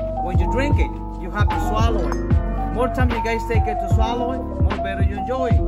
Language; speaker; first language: English; non-native, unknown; Spanish